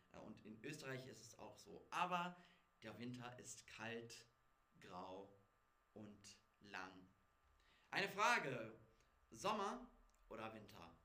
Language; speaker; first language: German; non-native, fluent; English